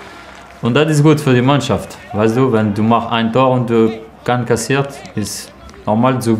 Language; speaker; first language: German; non-native, learner; French